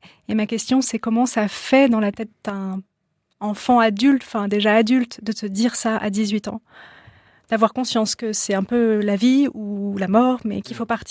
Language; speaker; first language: French; native; French